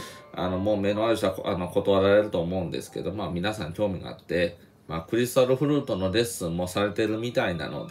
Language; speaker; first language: Japanese; native; Japanese